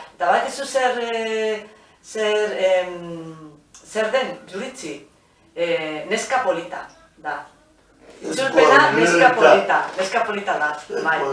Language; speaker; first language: Basque; non-native, local second language; Spanish